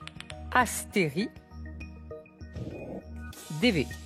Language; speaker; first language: French; native; French